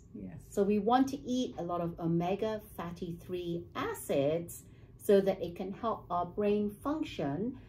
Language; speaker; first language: English; native; English